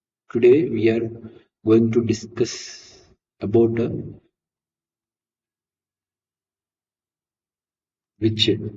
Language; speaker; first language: English; non-native, local second language; Telugu